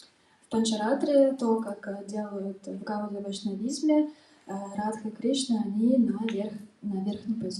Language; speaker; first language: Russian; native; Russian